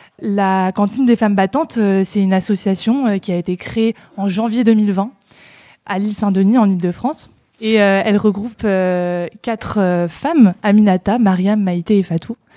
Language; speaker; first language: French; native; French